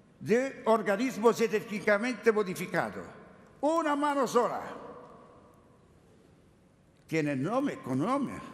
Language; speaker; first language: Spanish; non-native, learner; Italian